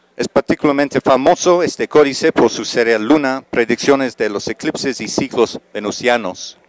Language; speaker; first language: Spanish; non-native, fluent; English